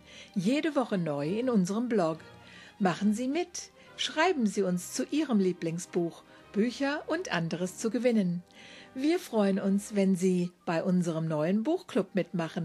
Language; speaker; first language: German; native; German